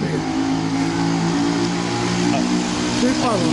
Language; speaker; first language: Portuguese; native; Portuguese